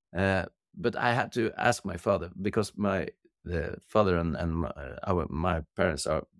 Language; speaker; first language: English; non-native, fluent; Norwegian